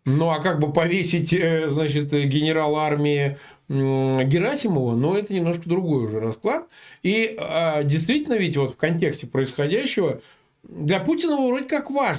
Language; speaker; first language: Russian; native; Russian